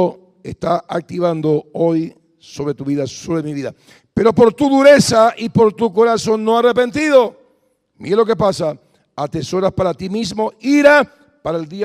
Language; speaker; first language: Spanish; native; Spanish